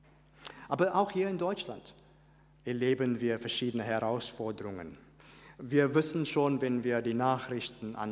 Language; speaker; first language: German; non-native, fluent; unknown